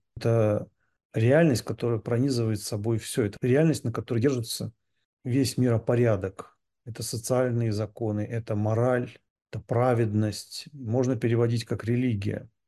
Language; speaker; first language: Russian; native; Russian